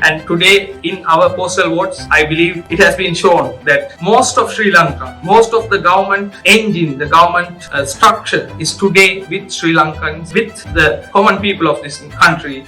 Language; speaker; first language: English; non-native, local second language; Tamil